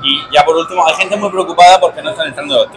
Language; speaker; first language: Spanish; native; Spanish